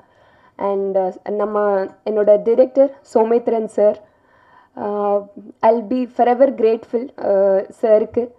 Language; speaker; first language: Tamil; non-native, learner; Telugu